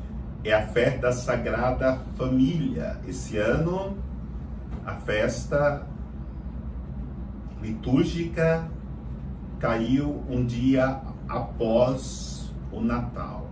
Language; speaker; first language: Portuguese; native; Portuguese